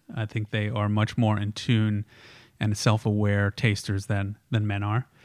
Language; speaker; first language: English; non-native, fluent; Swiss German